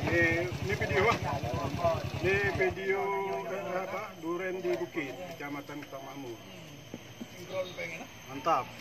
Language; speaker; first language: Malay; non-native, local second language; Achinese